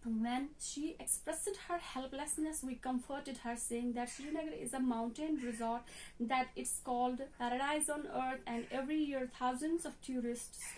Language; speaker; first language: English; non-native, local second language; Hindi